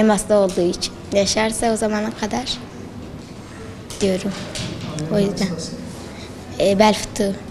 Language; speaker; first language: Turkish; non-native, learner; Arabic